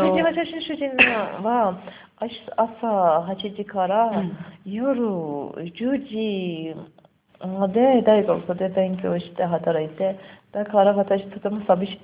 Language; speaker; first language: Japanese; non-native, learner; Persian